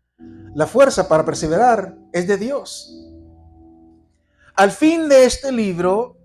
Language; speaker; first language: Spanish; native; Spanish